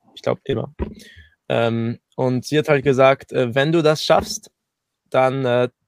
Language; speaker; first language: German; native; German